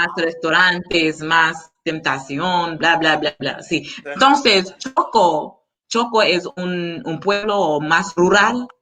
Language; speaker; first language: Spanish; non-native, learner; English